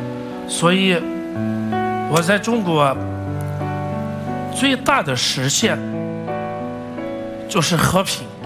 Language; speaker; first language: Chinese; non-native, fluent; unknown